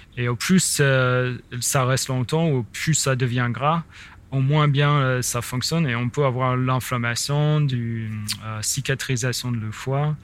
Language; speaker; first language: French; non-native, fluent; English